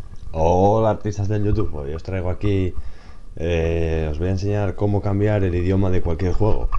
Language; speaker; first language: Spanish; native; Spanish